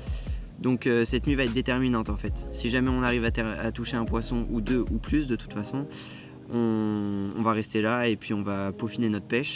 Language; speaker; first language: French; native; French